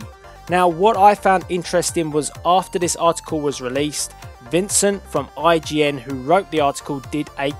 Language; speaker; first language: English; native; English